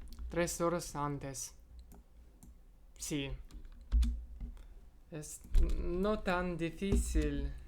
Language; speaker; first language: Spanish; non-native, learner; Russian